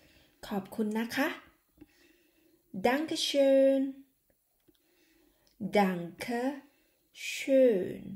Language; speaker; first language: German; non-native, fluent; Thai